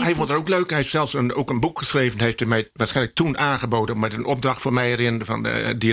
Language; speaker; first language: Dutch; native; Dutch